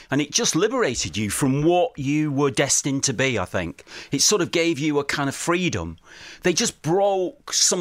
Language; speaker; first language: English; native; English